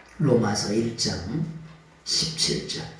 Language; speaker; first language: Korean; native; Korean